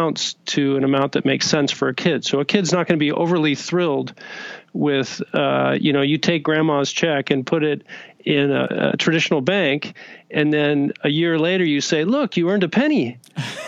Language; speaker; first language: English; native; English